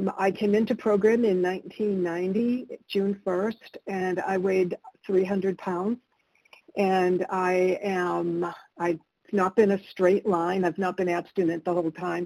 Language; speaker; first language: English; early bilingual, other home language; Italian